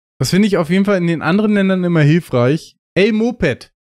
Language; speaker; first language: German; native; German